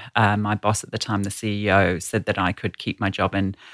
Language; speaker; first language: English; native; English